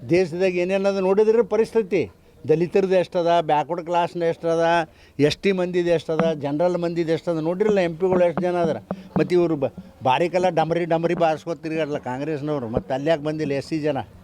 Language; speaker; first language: Kannada; native; Kannada